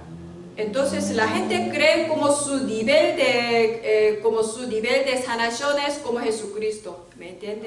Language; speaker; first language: Spanish; non-native, learner; Korean